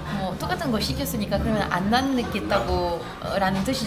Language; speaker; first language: Korean; non-native, fluent; French